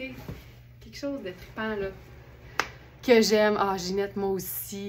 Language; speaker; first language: French; native; French